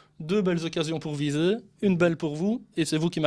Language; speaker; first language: French; native; French